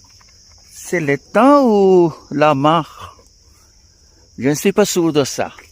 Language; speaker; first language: French; non-native, fluent; Bangla